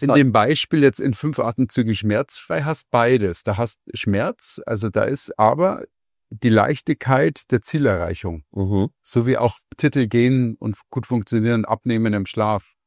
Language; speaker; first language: German; native; German